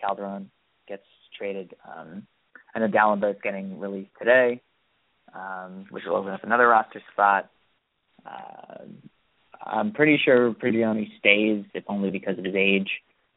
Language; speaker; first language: English; native; English